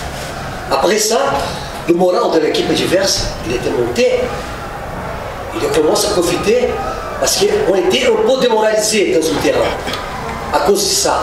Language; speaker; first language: French; non-native, fluent; Portuguese